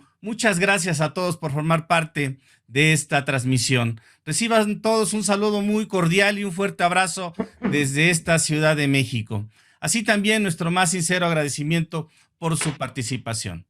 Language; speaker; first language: Spanish; native; Spanish